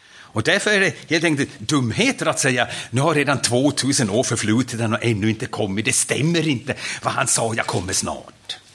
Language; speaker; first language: Swedish; non-native, fluent; German